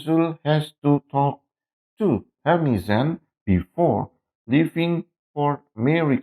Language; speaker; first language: English; non-native, fluent; Indonesian